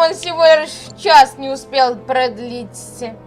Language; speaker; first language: Russian; native; Russian